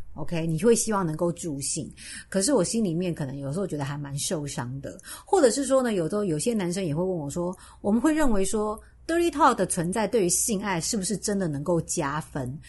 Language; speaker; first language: Chinese; native; Chinese